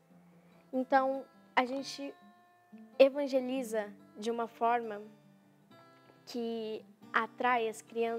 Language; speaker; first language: Portuguese; native; Portuguese